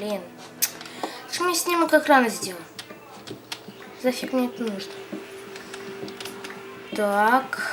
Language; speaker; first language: Russian; native; Russian